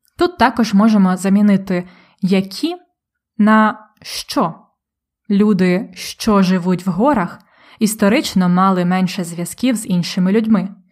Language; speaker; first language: Ukrainian; native; Ukrainian